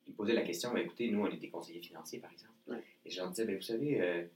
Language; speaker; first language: French; native; French